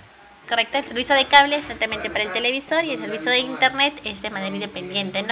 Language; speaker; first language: Spanish; native; Spanish